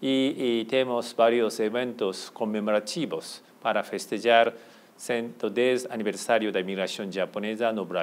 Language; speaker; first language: Portuguese; non-native, fluent; Japanese